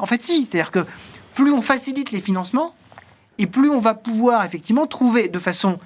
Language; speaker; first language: French; native; French